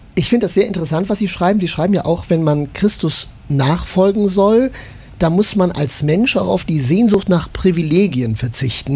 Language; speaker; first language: German; native; German